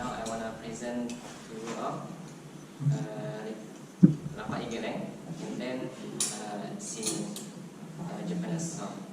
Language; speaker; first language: English; non-native, learner; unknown